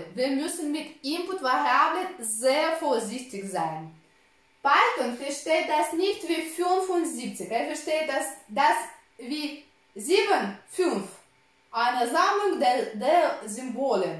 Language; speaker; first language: German; non-native, fluent; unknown